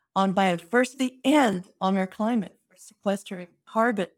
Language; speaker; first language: English; native; English